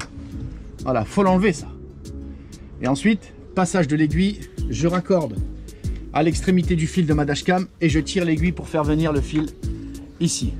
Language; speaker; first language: French; native; French